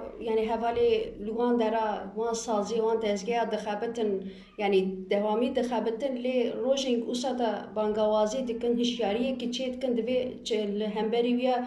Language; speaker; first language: Kurdish; non-native, local second language; Turkish